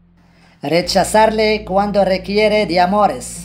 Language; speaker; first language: Spanish; non-native, fluent; Arabic